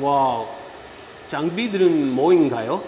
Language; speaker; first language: Korean; non-native, learner; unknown